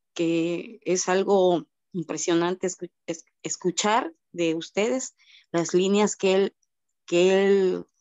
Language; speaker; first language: Spanish; native; Spanish